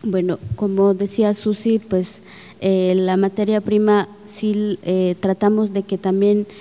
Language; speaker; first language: Spanish; native; Spanish